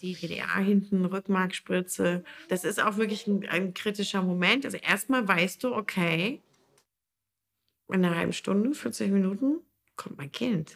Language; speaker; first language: German; native; German